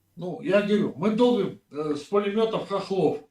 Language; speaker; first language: Russian; native; Russian